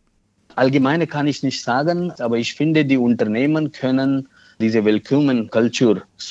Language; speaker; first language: German; non-native, fluent; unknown